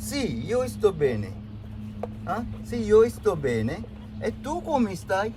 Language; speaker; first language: Italian; non-native, fluent; Sinhala